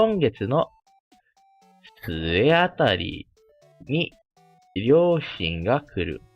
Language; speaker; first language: Japanese; non-native, fluent; Malay